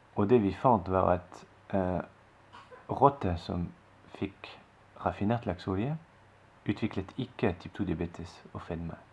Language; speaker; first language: Norwegian; non-native, fluent; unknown